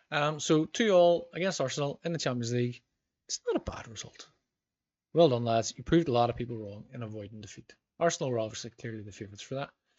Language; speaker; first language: English; native; English